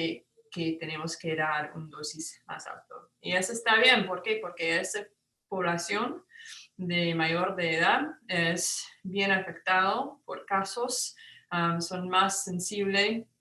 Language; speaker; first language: Spanish; non-native, fluent; English